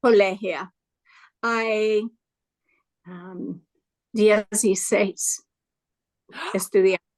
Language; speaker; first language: Spanish; non-native, learner; English